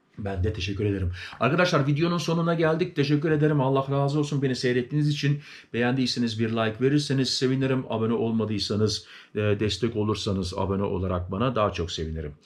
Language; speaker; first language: Turkish; native; Turkish